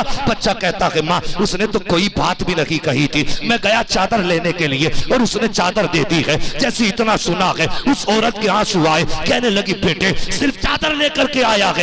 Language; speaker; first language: Urdu; native; Urdu